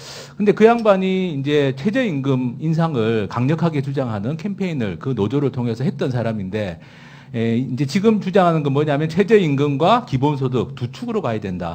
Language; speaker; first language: Korean; native; Korean